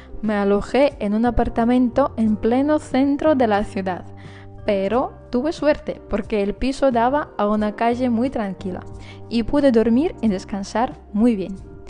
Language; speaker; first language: Spanish; non-native, fluent; Russian